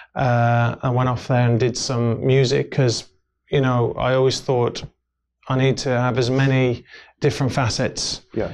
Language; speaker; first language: English; native; English